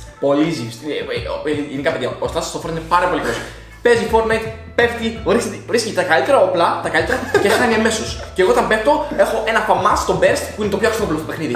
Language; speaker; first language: Greek; early bilingual, other home language; Russian